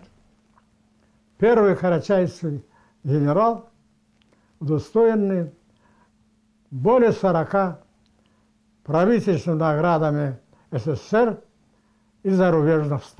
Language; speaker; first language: Russian; non-native, local second language; Karachay-Balkar